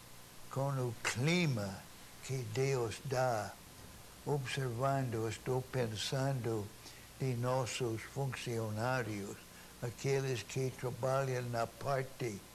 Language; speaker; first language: Portuguese; non-native, fluent; English